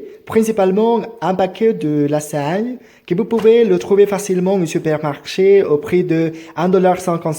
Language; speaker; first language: French; non-native, learner; Spanish